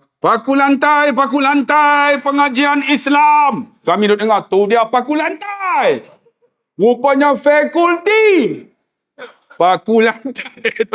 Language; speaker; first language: Malay; native; Malay